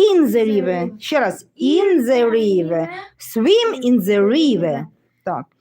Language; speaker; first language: English; non-native, fluent; Ukrainian